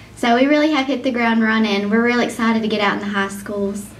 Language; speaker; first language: English; native; English